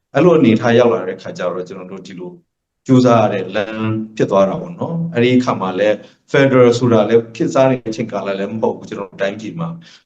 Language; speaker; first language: Burmese; non-native, local second language; S'gaw Karen